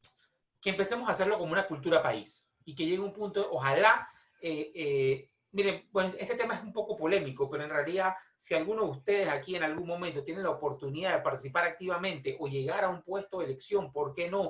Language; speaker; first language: Spanish; native; Spanish